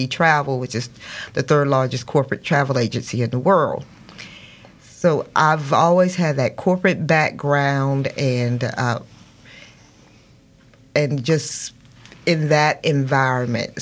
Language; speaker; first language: English; native; English